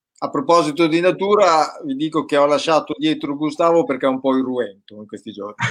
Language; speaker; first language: Italian; native; Italian